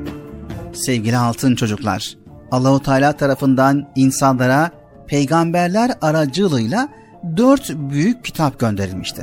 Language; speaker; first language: Turkish; native; Turkish